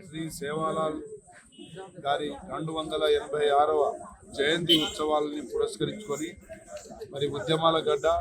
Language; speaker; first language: Telugu; non-native, local second language; Lambadi